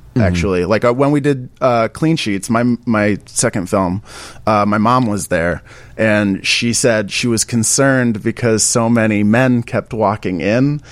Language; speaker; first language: English; native; English